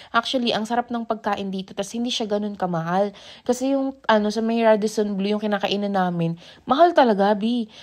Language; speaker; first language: Filipino; native; Filipino